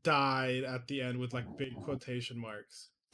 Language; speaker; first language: English; native; English